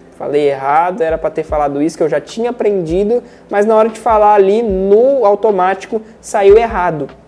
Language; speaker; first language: Portuguese; native; Portuguese